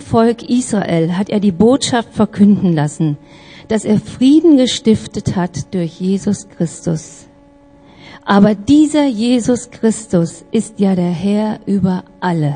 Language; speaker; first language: German; native; German